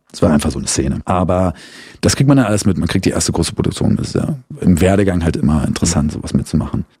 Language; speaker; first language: German; native; German